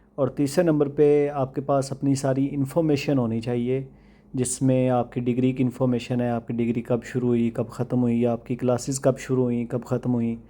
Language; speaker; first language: Urdu; non-native, local second language; Punjabi